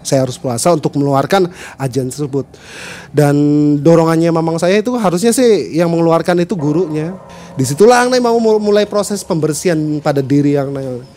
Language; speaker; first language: Indonesian; non-native, local second language; Sundanese